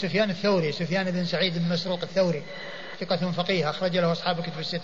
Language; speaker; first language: Arabic; native; Arabic